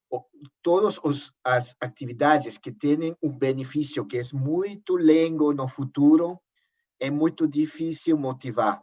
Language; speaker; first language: Portuguese; non-native, learner; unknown